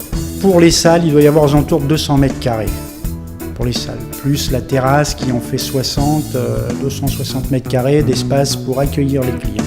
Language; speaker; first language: French; native; French